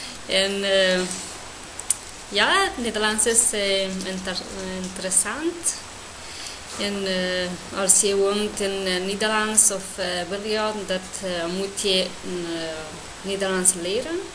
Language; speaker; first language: Dutch; non-native, learner; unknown